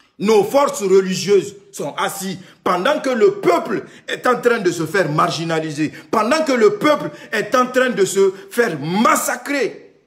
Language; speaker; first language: French; non-native, local second language; Susu